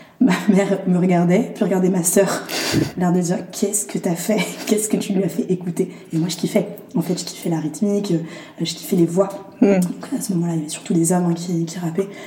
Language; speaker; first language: French; early bilingual, other home language; Arabic